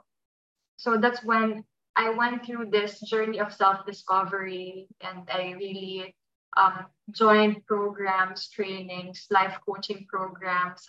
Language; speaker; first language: English; non-native, local second language; Filipino